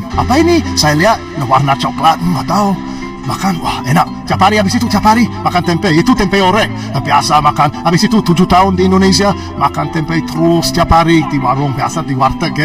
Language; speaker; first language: Indonesian; non-native, learner; English